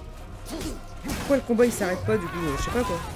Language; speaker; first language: French; native; French